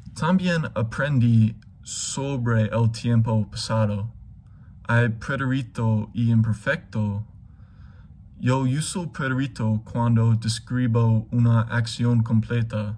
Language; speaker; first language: Spanish; non-native, learner; English